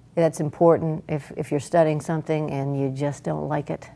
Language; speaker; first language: English; native; English